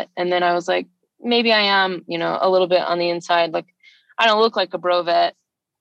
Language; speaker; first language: English; native; English